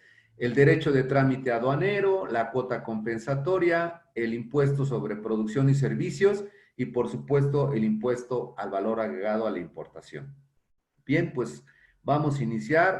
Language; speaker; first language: Spanish; native; Spanish